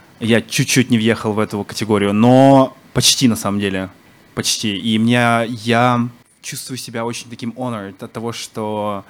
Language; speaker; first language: Russian; native; Russian